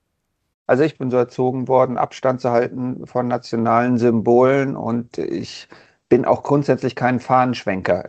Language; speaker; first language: German; native; German